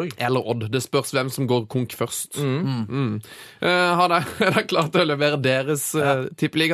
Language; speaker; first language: Norwegian; native; Norwegian